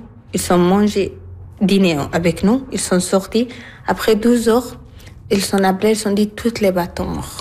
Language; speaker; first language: French; non-native, learner; Arabic